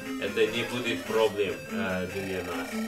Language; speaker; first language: Russian; non-native, learner; English